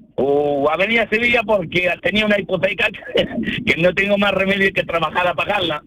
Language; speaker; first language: Spanish; early bilingual, other home language; Arabic